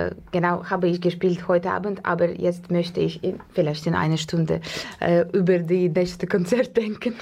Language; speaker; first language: German; non-native, learner; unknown